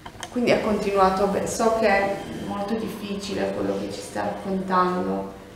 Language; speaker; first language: Italian; native; Italian